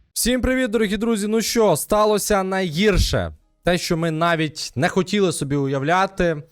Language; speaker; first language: Ukrainian; native; Ukrainian